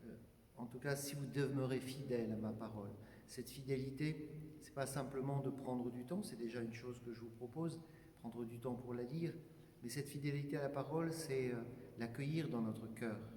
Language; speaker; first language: French; native; French